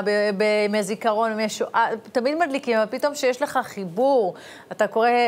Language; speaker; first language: Hebrew; native; Hebrew